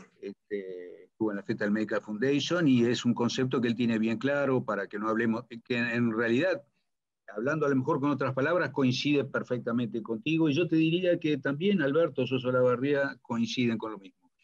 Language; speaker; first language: Spanish; native; Spanish